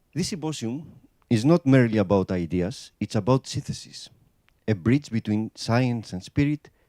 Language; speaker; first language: English; non-native, fluent; Greek